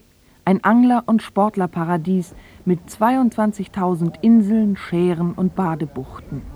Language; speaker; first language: German; native; German